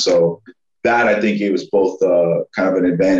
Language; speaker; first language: English; native; English